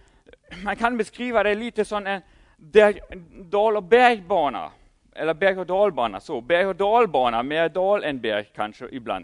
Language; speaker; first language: Swedish; non-native, fluent; German